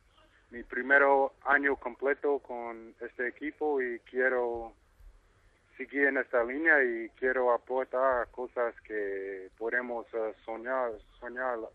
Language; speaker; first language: Spanish; non-native, fluent; English